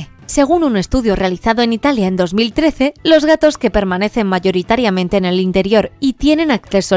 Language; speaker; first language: Spanish; native; Spanish